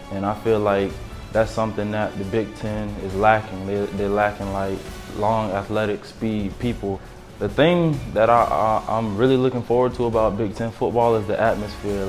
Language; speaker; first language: English; native; English